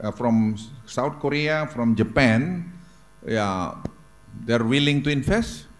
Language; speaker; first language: English; non-native, fluent; Indonesian